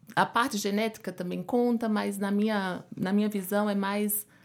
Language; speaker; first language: Portuguese; native; Portuguese